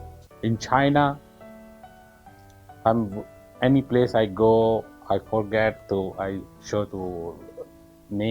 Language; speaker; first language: English; non-native, learner; Urdu